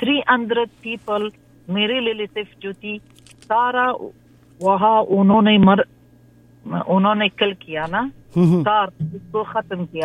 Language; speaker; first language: Hindi; non-native, learner; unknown